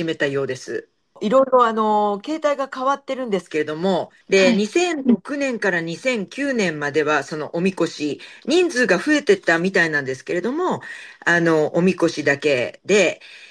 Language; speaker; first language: Japanese; native; Japanese